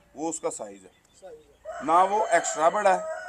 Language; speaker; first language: Urdu; non-native, local second language; Punjabi